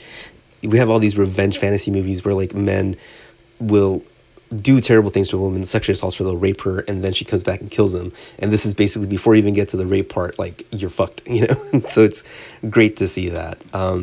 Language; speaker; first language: English; native; English